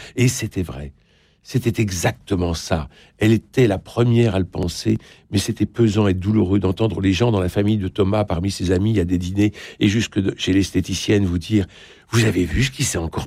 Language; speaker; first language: French; native; French